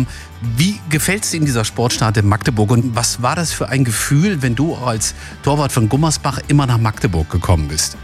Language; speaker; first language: German; native; German